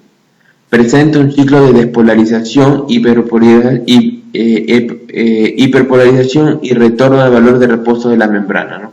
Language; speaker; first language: Spanish; native; Spanish